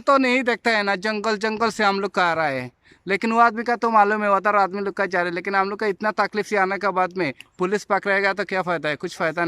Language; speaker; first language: Hindi; non-native, local second language; Bangla